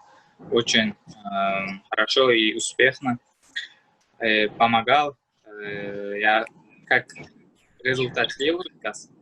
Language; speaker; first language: Russian; non-native, learner; Uzbek